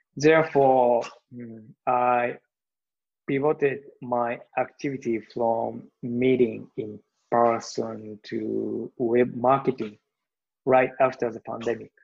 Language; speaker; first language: English; non-native, learner; Japanese